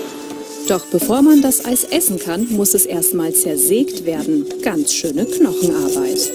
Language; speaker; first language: German; native; German